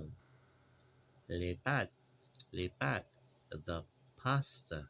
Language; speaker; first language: French; non-native, learner; English